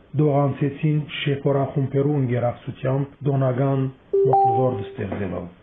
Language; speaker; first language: Armenian; early bilingual, heritage; Armenian